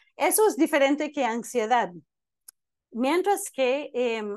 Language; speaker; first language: Spanish; non-native, fluent; English